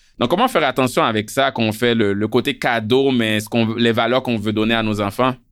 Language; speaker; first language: French; non-native, local second language; Haitian Creole